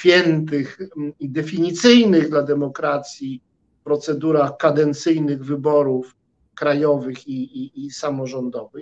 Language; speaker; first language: Polish; native; Polish